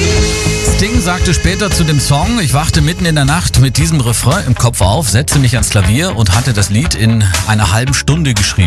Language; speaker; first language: German; native; German